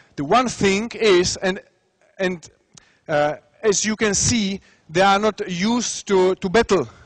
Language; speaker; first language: English; non-native, fluent; Czech